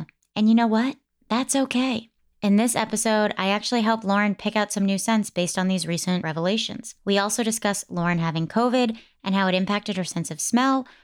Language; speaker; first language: English; native; English